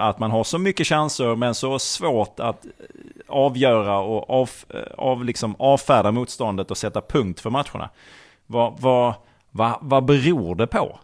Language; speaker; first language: Swedish; native; Swedish